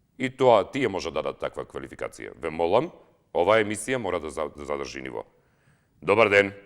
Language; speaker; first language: Macedonian; native; Macedonian